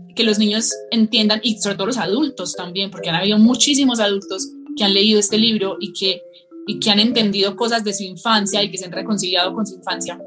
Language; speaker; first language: Spanish; native; Spanish